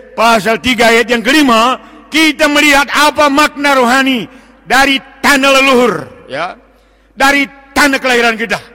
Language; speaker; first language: Indonesian; non-native, local second language; Batak Toba